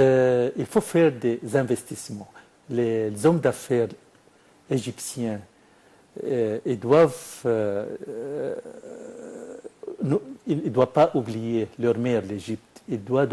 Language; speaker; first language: French; non-native, fluent; Arabic